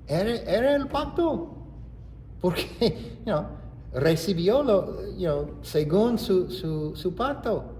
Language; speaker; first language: Spanish; non-native, fluent; English